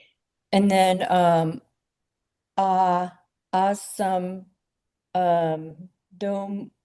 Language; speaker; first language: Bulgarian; non-native, learner; English